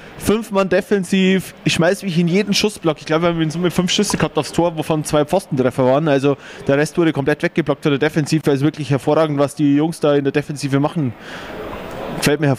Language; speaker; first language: German; native; German